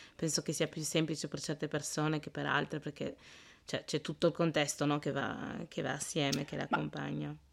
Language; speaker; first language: Italian; early bilingual, other home language; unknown